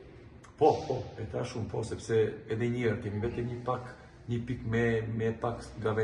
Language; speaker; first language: Albanian; non-native, fluent; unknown